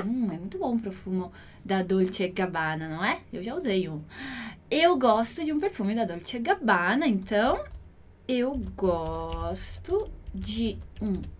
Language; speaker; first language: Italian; non-native, fluent; Portuguese